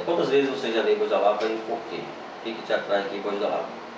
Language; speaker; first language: Portuguese; native; Portuguese